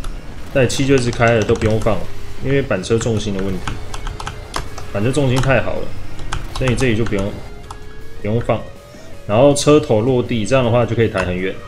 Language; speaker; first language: Chinese; native; Chinese